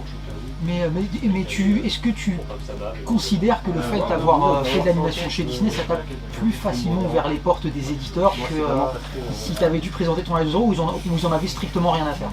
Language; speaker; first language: French; native; French